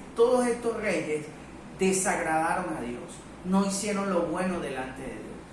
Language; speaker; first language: Spanish; native; Spanish